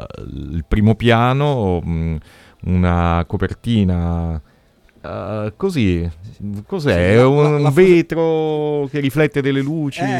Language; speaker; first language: Italian; native; Italian